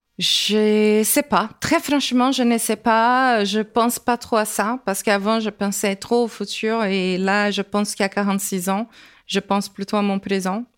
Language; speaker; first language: French; non-native, fluent; Portuguese